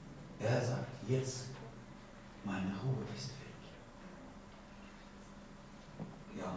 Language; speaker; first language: German; non-native, learner; Persian